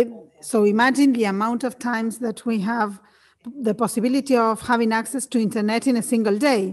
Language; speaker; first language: English; non-native, fluent; Spanish